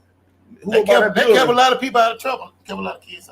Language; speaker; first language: English; native; English